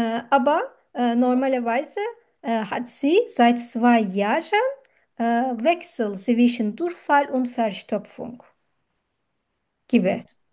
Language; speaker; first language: German; non-native, fluent; Turkish